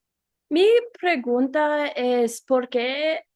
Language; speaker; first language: Spanish; non-native, learner; English